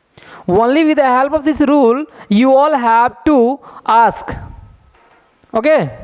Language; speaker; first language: English; non-native, fluent; Hindi